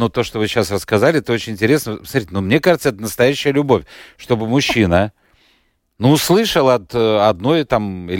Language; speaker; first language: Russian; native; Russian